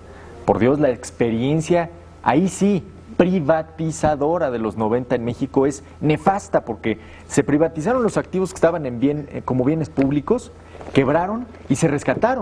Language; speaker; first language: Spanish; native; Spanish